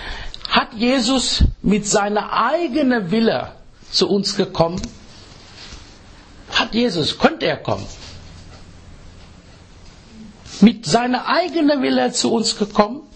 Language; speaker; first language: German; non-native, fluent; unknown